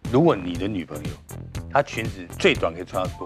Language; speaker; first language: Chinese; native; Chinese